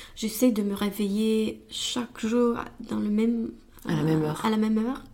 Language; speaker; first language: French; non-native, fluent; Romanian